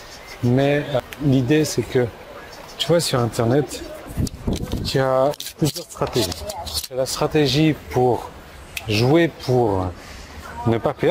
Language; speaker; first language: French; native; French